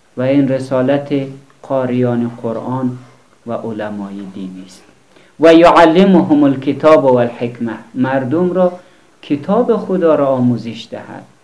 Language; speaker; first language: Persian; native; Persian